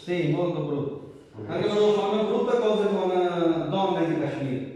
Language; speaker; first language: Italian; non-native, learner; Punjabi